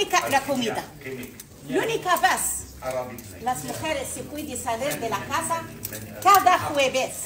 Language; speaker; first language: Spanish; non-native, learner; Arabic